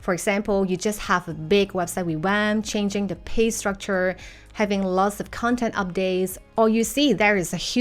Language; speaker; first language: English; non-native, fluent; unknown